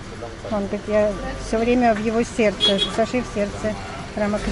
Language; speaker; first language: Russian; native; Russian